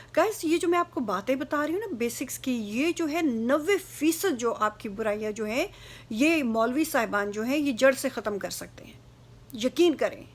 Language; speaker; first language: Urdu; native; Urdu